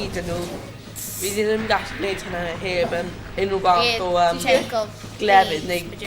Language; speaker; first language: Welsh; non-native, local second language; English